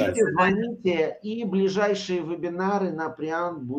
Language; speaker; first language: Russian; native; Russian